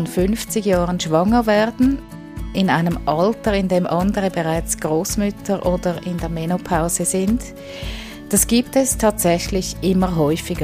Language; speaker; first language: German; native; German